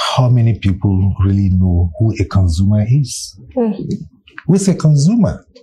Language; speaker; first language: English; non-native, local second language; Hausa